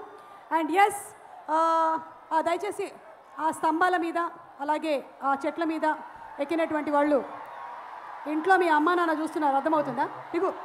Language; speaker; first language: Telugu; native; Telugu